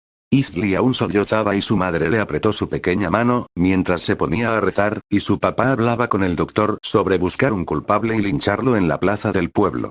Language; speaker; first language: Spanish; native; Spanish